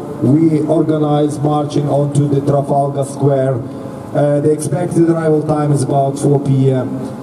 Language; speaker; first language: English; non-native, fluent; Ukrainian